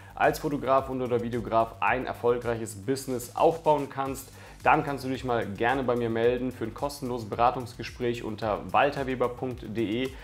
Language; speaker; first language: German; native; German